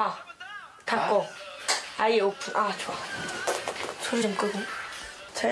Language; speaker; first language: Korean; early bilingual, other home language; Russian